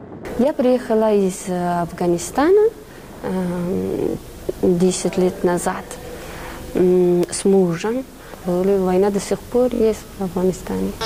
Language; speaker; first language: Russian; non-native, fluent; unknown